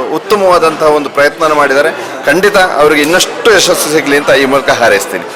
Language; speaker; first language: Kannada; non-native, local second language; Tulu